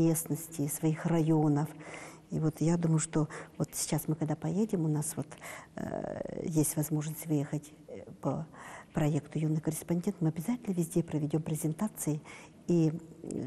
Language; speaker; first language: Russian; non-native, local second language; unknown